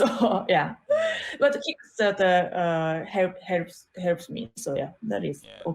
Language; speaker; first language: English; non-native, learner; Japanese